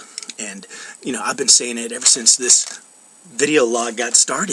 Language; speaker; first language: English; native; English